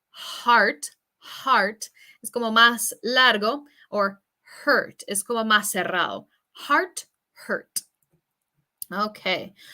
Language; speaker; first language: Spanish; non-native, fluent; English